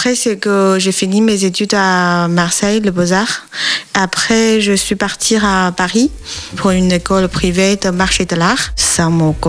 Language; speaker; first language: French; non-native, learner; Chinese